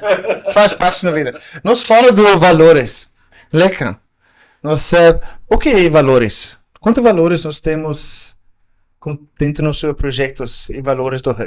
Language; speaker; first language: Portuguese; non-native, learner; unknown